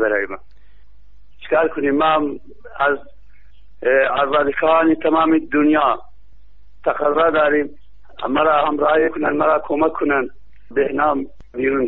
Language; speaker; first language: Persian; non-native, local second language; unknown